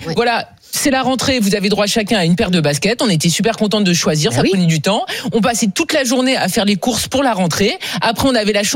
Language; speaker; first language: French; native; French